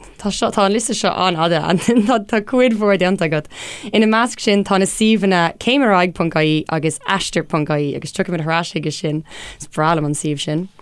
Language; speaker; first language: Irish; non-native, local second language; English